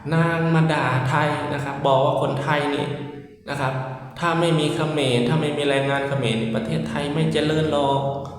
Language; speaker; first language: Thai; native; Thai